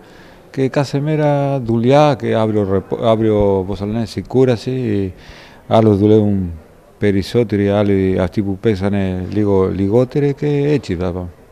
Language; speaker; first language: Greek; non-native, learner; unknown